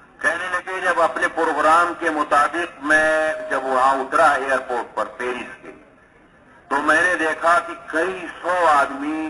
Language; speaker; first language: Urdu; native; Urdu